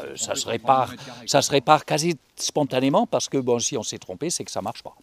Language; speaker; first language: French; non-native, fluent; German